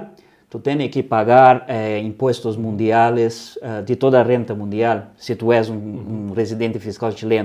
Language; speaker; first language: Spanish; non-native, fluent; Portuguese